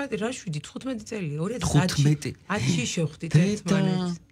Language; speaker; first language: Georgian; native; Georgian